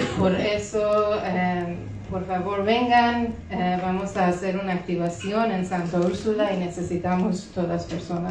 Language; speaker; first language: Spanish; non-native, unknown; Persian